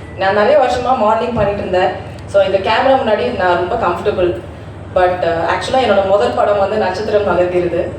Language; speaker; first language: Tamil; non-native, learner; Malayalam